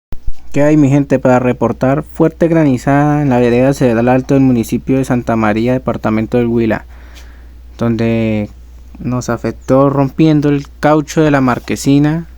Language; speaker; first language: Spanish; native; Spanish